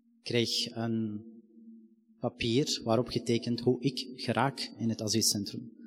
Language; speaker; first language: Dutch; non-native, fluent; Arabic